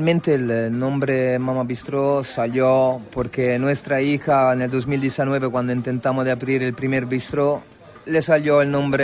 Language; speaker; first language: Spanish; non-native, fluent; Italian